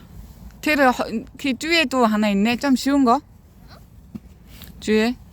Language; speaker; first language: Korean; non-native, fluent; Mongolian